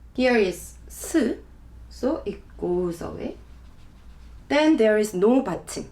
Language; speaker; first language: English; non-native, fluent; Korean